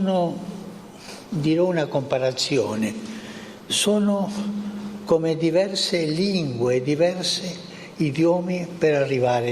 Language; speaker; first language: Italian; non-native, fluent; Spanish